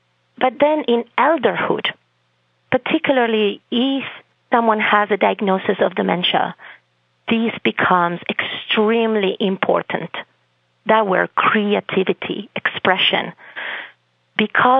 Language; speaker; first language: English; non-native, fluent; Spanish